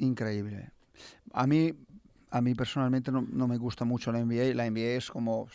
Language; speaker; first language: Spanish; non-native, fluent; Italian